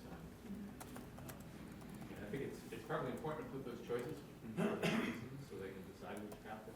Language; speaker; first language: English; native; English